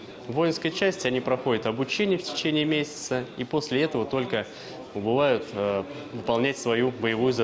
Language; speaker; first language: Russian; native; Russian